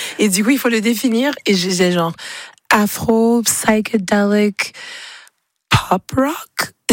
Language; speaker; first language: French; early bilingual, other home language; Haitian Creole